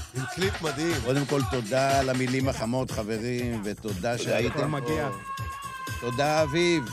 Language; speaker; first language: Hebrew; native; Hebrew